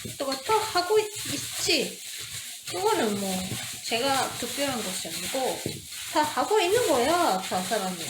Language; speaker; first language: Korean; non-native, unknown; Japanese